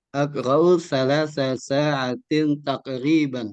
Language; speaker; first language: Arabic; non-native, learner; Indonesian